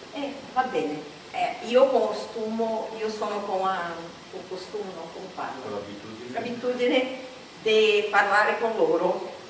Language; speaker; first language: Italian; non-native, learner; Portuguese